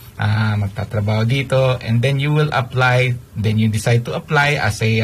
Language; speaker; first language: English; non-native, local second language; Filipino